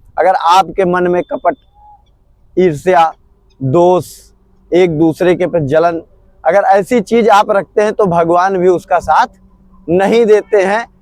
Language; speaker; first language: Hindi; native; Hindi